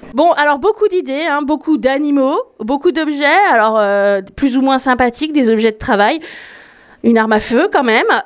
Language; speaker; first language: French; native; French